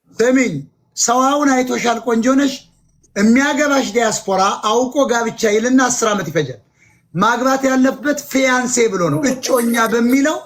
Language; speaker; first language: Amharic; native; Amharic